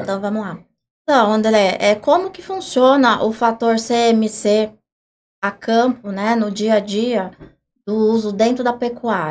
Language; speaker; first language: Portuguese; native; Portuguese